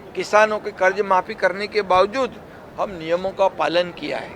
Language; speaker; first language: Hindi; non-native, local second language; Marathi